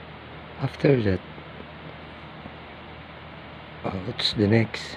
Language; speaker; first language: English; non-native, learner; Filipino